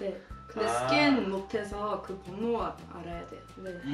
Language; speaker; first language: Korean; non-native, fluent; Swedish